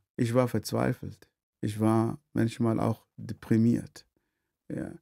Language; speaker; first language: German; non-native, fluent; Arabic